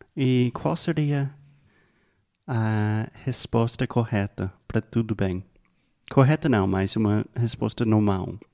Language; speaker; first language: Portuguese; non-native, fluent; English